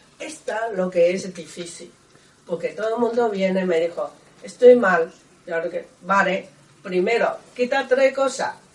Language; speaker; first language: Spanish; non-native, learner; Chinese